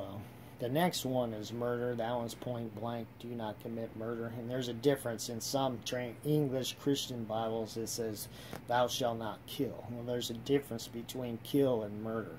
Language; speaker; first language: English; native; English